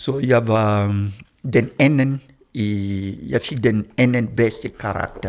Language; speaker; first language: Danish; non-native, fluent; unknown